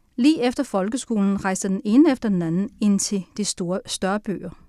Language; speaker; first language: Danish; early bilingual, other home language; Chinese